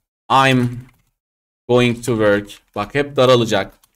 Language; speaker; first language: English; non-native, fluent; Turkish